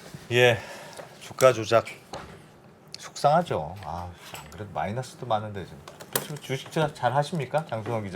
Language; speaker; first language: Korean; native; Korean